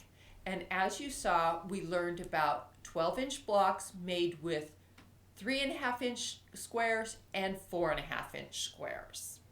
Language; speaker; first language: English; native; English